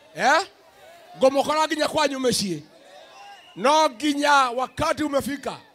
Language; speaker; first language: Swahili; non-native, local second language; Kikuyu